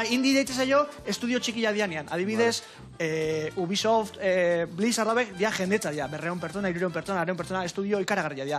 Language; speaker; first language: Basque; native; Basque